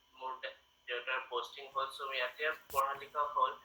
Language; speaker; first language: Assamese; non-native, learner; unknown